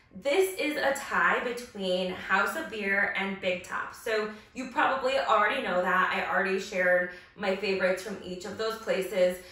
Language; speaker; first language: English; native; English